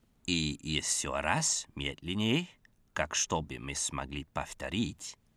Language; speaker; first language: Russian; non-native, fluent; Dutch